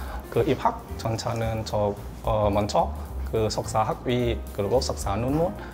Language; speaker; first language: Korean; non-native, learner; Vietnamese